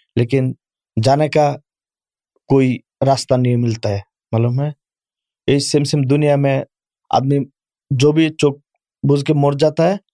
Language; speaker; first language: Urdu; non-native, learner; Bangla